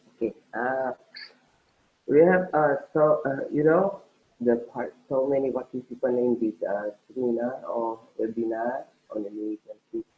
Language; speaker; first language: English; non-native, learner; Indonesian